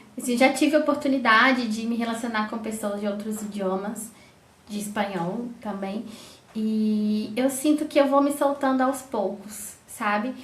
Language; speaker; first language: Portuguese; native; Portuguese